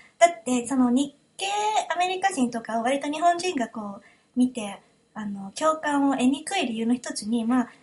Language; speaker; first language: Japanese; early bilingual, heritage; Japanese